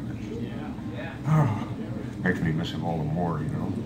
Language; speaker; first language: English; native; English